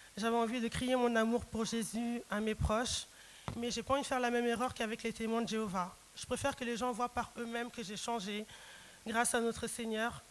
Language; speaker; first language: French; early bilingual, other home language; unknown